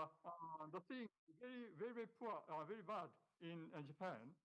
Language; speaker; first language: English; non-native, learner; Japanese